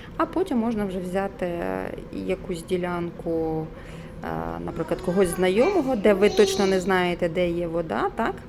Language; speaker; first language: Ukrainian; non-native, local second language; Russian